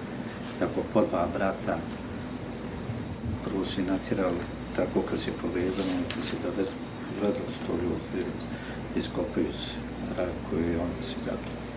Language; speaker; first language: Bosnian; native; Bosnian